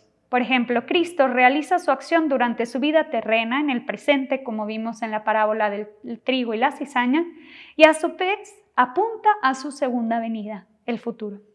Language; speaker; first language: Spanish; native; Spanish